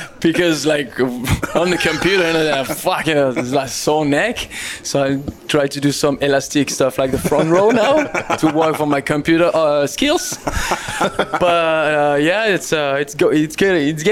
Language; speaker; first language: English; non-native, learner; French